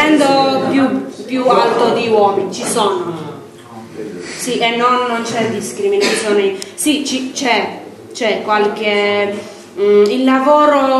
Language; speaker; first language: Italian; non-native, learner; Armenian